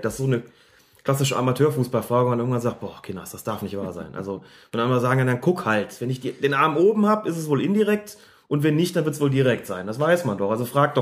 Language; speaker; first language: German; native; German